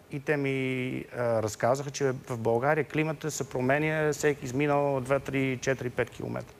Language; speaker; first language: Bulgarian; non-native, fluent; Dutch